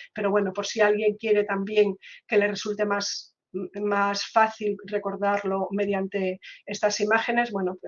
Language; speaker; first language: Spanish; native; Spanish